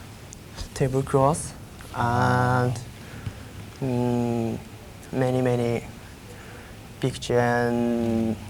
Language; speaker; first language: English; non-native, learner; Japanese